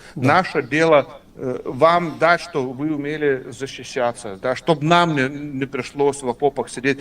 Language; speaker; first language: Russian; non-native, fluent; Lithuanian